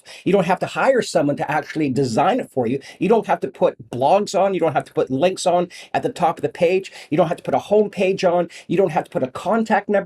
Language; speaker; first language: English; native; English